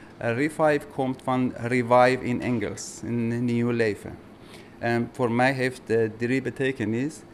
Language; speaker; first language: Dutch; non-native, learner; Persian